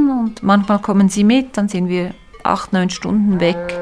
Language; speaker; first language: German; native; German